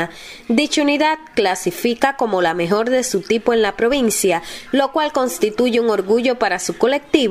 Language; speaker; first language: Spanish; native; Spanish